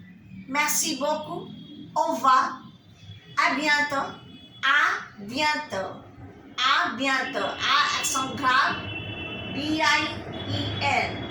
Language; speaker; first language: French; non-native, fluent; Bangla